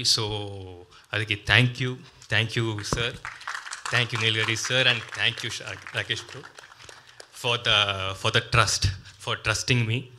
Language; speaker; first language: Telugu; non-native, learner; Tamil